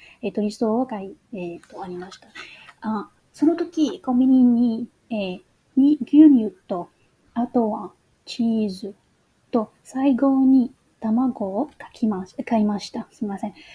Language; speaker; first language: Japanese; non-native, learner; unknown